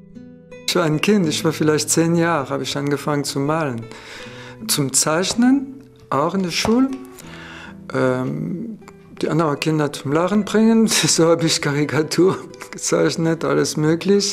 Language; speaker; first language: German; non-native, fluent; French